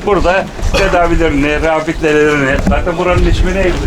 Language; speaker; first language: Turkish; native; Turkish